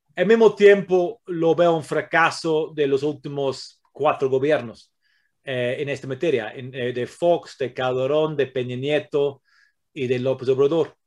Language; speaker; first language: Spanish; non-native, fluent; English